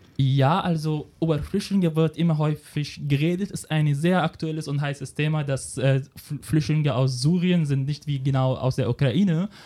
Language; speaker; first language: German; non-native, fluent; Arabic